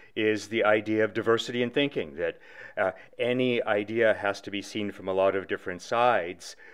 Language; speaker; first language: English; native; English